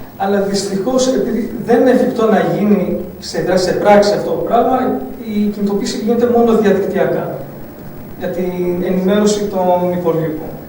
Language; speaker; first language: Greek; early bilingual, other home language; Arabic